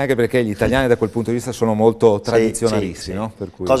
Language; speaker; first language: Italian; native; Italian